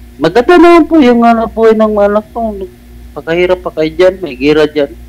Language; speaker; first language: Filipino; non-native, local second language; Cebuano